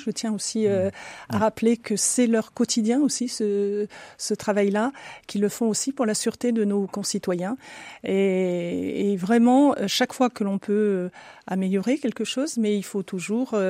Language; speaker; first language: French; native; French